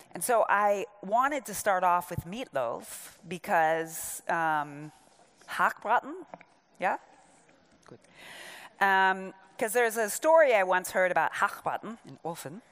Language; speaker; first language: English; native; English